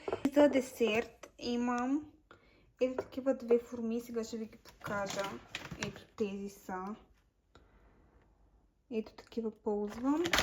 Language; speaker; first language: Bulgarian; native; Bulgarian